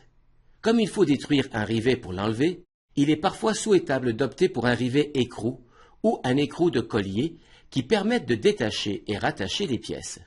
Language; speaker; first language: French; native; French